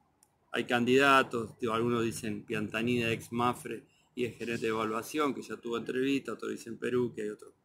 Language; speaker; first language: Spanish; native; Spanish